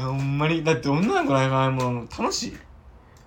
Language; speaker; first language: Japanese; native; Japanese